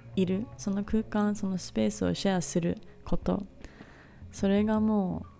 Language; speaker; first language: Japanese; native; Japanese